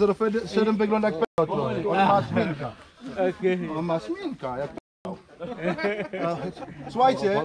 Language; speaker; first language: Polish; non-native, learner; Swahili